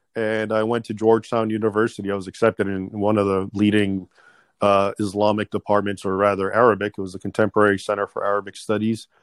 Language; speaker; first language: English; native; English